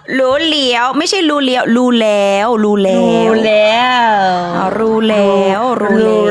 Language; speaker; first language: Thai; non-native, fluent; Korean